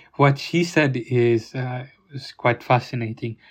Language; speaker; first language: English; non-native, fluent; Italian